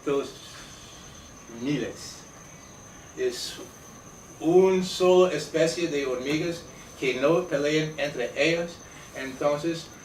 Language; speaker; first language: Spanish; non-native, fluent; English